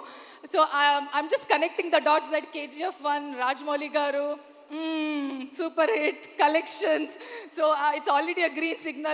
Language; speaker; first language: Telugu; non-native, learner; Kannada